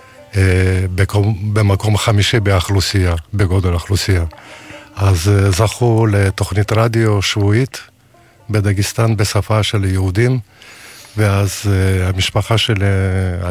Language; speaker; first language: Hebrew; non-native, fluent; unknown